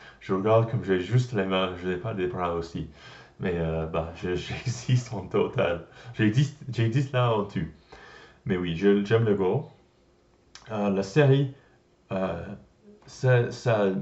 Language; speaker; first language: French; non-native, learner; English